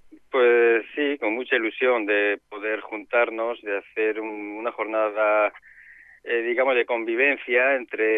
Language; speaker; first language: Spanish; native; Spanish